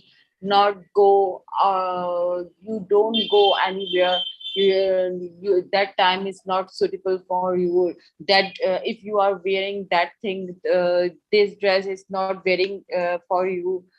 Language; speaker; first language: English; non-native, learner; Urdu